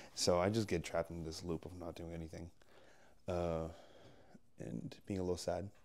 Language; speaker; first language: English; early bilingual, other home language; Spanish